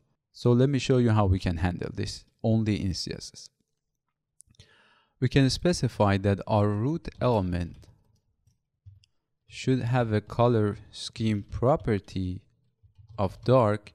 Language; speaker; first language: English; non-native, fluent; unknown